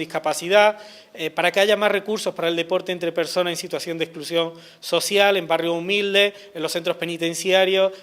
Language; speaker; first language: Spanish; native; Spanish